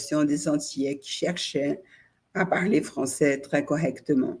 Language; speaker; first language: French; non-native, fluent; Portuguese